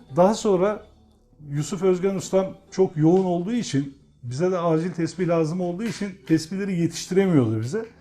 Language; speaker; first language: Turkish; native; Turkish